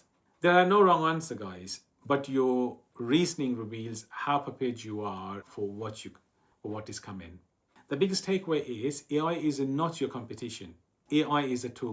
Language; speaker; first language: English; non-native, fluent; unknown